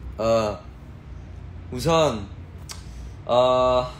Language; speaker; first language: Korean; early bilingual, heritage; Korean